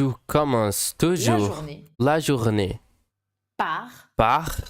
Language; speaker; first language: French; non-native, learner; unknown